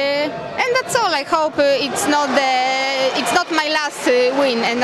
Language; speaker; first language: English; non-native, learner; Polish